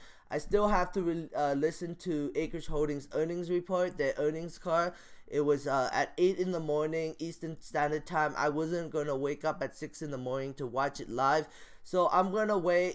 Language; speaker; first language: English; native; English